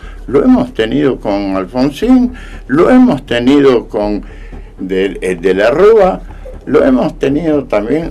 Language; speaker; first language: Spanish; native; Spanish